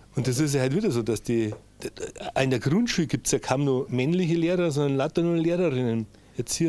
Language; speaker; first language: German; native; German